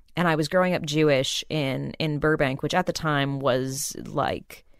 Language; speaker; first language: English; native; English